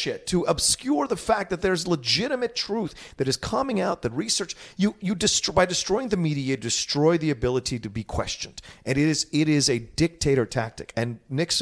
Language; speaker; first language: English; native; English